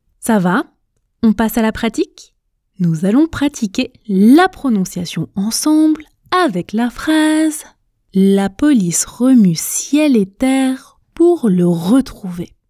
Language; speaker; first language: French; native; French